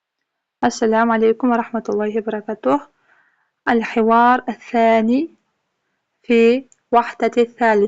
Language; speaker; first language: Arabic; non-native, fluent; Kyrgyz